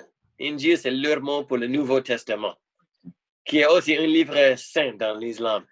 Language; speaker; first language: French; non-native, fluent; English